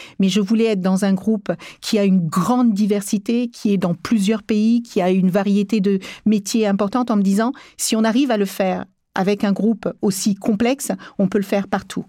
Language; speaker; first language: French; early bilingual, other home language; Kabuverdianu